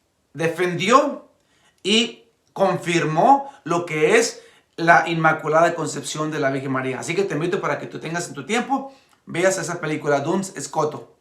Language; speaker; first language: Spanish; native; Spanish